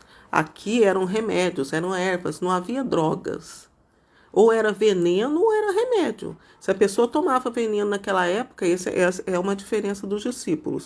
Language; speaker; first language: Portuguese; native; Portuguese